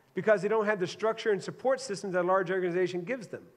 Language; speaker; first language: English; native; English